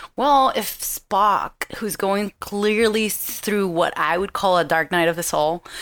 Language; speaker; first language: English; non-native, fluent; Spanish